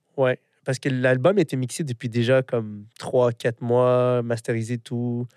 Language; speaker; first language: French; early bilingual, other home language; Arabic